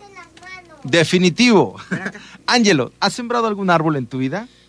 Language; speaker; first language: Spanish; native; Spanish